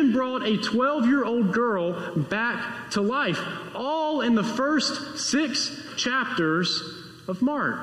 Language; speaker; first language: English; native; English